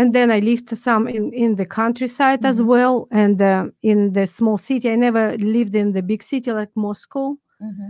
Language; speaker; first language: English; non-native, fluent; Russian